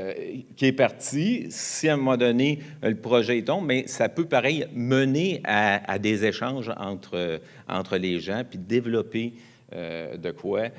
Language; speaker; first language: French; native; French